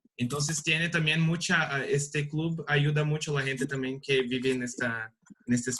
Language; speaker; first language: Spanish; non-native, learner; Portuguese